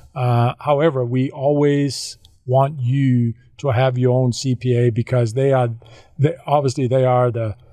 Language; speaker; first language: English; non-native, fluent; Danish